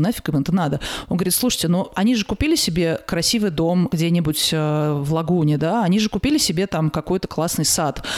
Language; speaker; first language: Russian; native; Russian